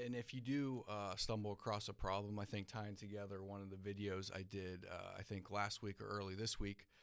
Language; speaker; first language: English; native; English